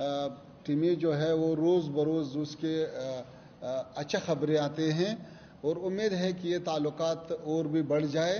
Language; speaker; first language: Hindi; non-native, learner; Pashto